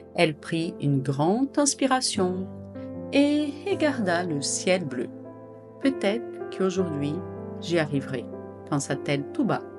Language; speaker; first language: French; non-native, fluent; Portuguese